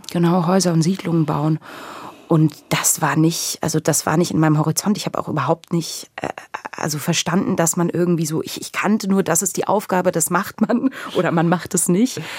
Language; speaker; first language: German; native; German